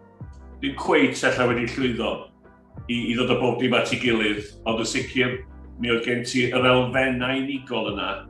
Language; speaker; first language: Welsh; native; Welsh